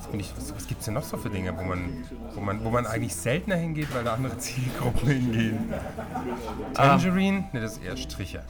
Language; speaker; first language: German; native; German